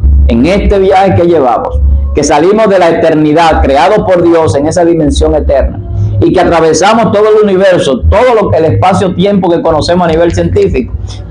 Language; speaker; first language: Spanish; native; Spanish